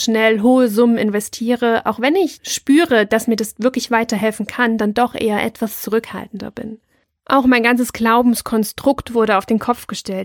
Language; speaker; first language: German; native; German